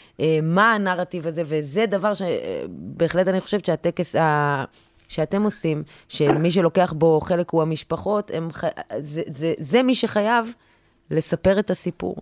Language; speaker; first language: Hebrew; native; Hebrew